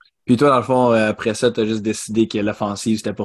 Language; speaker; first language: French; native; French